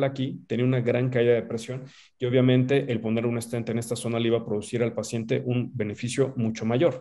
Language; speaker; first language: Spanish; native; Spanish